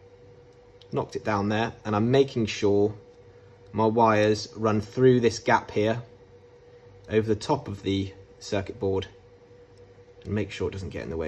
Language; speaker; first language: English; native; English